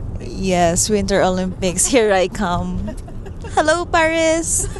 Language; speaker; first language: English; non-native, local second language; Filipino